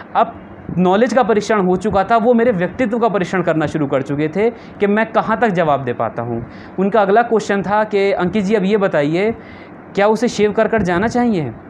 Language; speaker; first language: Hindi; native; Hindi